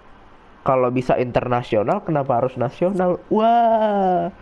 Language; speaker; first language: Indonesian; native; Indonesian